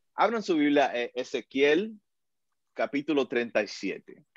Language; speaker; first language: Spanish; early bilingual, heritage; Spanish